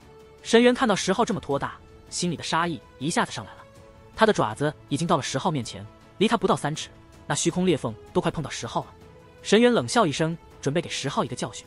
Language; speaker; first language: Chinese; native; Chinese